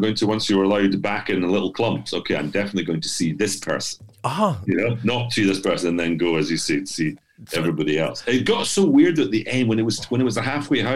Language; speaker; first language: English; native; English